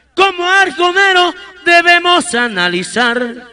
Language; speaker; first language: Spanish; native; Spanish